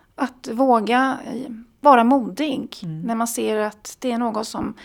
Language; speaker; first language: Swedish; native; Swedish